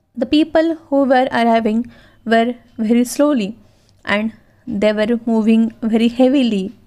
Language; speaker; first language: English; non-native, local second language; Marathi